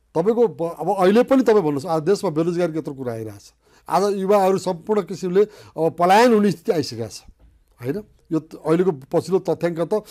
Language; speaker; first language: Nepali; native; Nepali